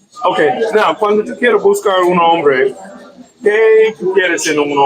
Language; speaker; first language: Spanish; non-native, learner; English